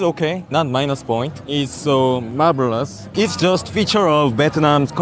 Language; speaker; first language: English; non-native, learner; Korean